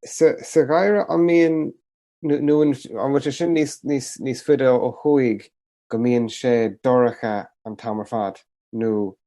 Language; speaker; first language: Irish; native; Irish